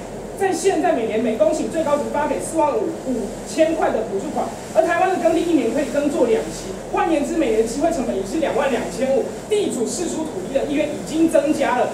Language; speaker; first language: Chinese; native; Chinese